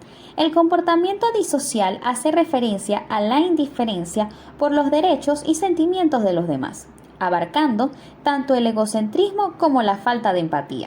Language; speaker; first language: Spanish; native; Spanish